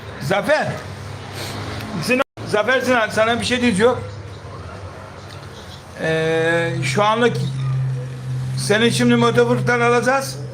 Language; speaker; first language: Turkish; native; Turkish